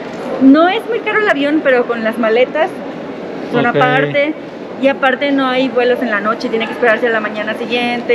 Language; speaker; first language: Spanish; native; Spanish